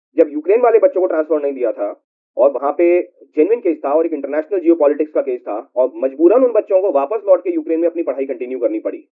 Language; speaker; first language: Hindi; native; Hindi